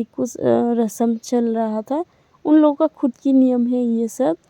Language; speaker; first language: Hindi; non-native, local second language; Assamese